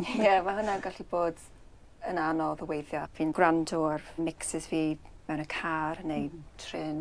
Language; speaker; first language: Welsh; early bilingual, other home language; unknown